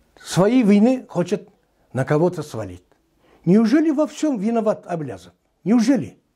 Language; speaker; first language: Russian; non-native, local second language; Kazakh